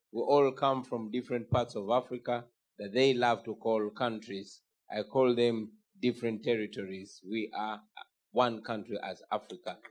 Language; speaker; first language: English; non-native, local second language; Ganda